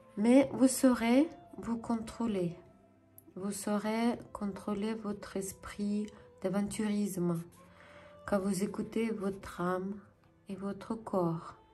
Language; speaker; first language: French; non-native, fluent; Ukrainian